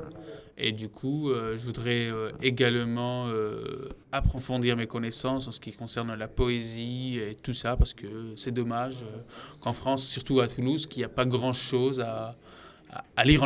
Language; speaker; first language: French; non-native, fluent; Arabic